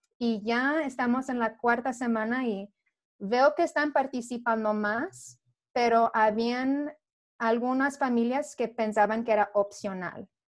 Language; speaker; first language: Spanish; early bilingual, heritage; Spanish